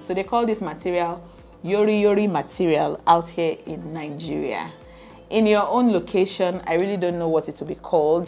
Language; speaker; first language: English; native; English